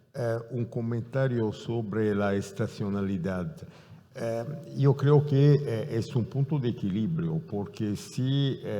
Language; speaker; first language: Spanish; non-native, fluent; Italian